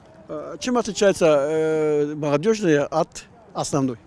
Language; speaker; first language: Russian; non-native, local second language; Tajik